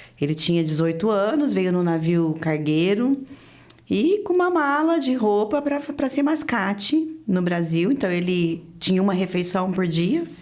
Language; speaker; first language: Portuguese; native; Portuguese